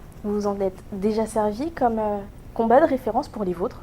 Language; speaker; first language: French; native; French